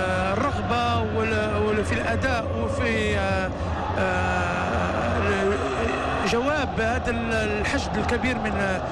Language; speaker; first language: Arabic; native; Arabic